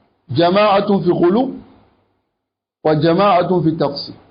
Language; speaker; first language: Arabic; non-native, fluent; French